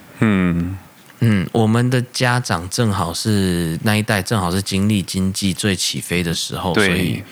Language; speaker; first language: Chinese; native; Chinese